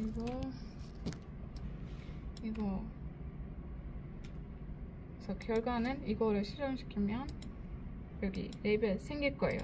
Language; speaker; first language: Korean; non-native, learner; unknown